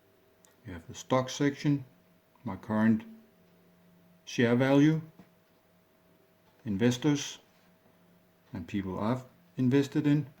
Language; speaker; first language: English; non-native, fluent; Danish